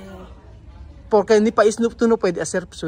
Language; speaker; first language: Spanish; non-native, learner; Filipino